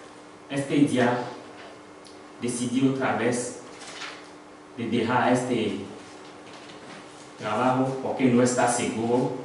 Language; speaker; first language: Spanish; non-native, learner; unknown